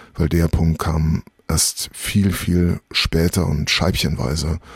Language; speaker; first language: German; native; German